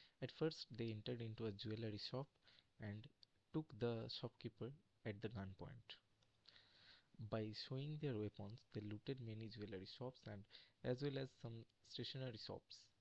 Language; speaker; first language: English; non-native, local second language; Bangla